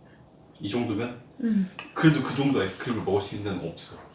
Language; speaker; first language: Korean; native; Korean